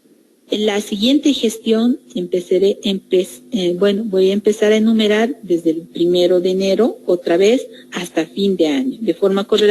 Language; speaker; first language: Spanish; native; Spanish